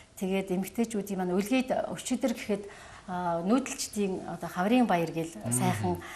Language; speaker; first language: Mongolian; non-native, local second language; Kazakh